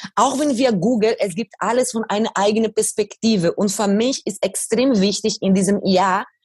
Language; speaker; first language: German; non-native, fluent; Portuguese